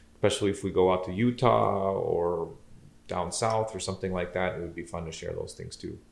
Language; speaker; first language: English; native; English